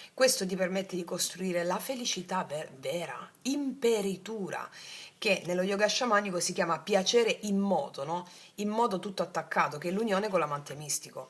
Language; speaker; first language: Italian; native; Italian